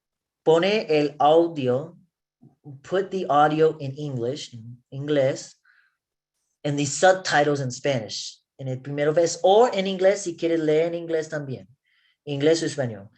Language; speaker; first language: Spanish; non-native, learner; English